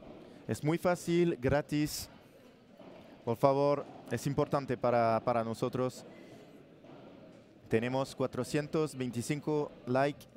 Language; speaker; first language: Spanish; non-native, learner; French